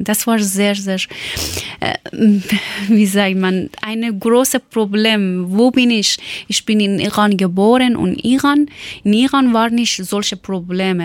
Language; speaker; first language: German; non-native, learner; Persian